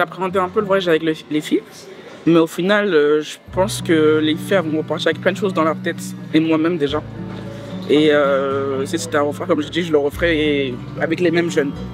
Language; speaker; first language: French; native; French